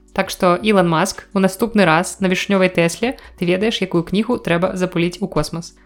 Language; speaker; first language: Belarusian; native; Belarusian